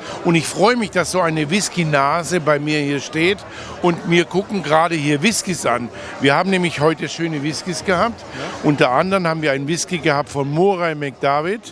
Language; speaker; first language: German; native; German